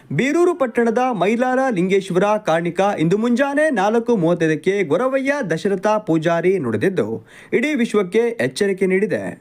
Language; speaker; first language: Kannada; native; Kannada